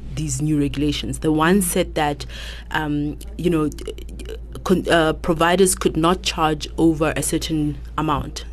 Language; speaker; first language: English; non-native, local second language; Southern Sotho